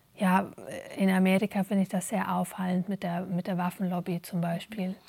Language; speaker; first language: German; native; German